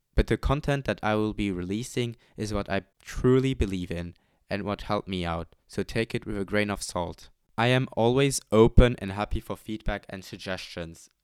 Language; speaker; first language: English; non-native, fluent; Luxembourgish